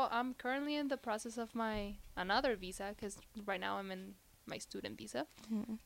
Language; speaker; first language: English; non-native, fluent; Spanish